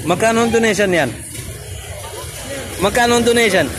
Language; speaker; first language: Filipino; non-native, learner; Arabic